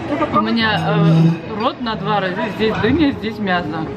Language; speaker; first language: Russian; non-native, local second language; Kazakh